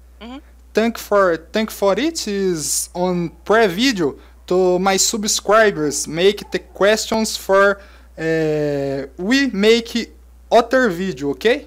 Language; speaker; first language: English; non-native, learner; Portuguese